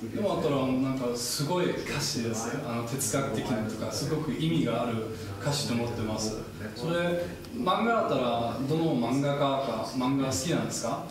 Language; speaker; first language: Japanese; non-native, fluent; German